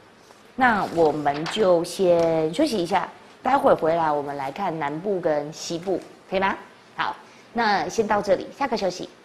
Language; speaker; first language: Chinese; native; Chinese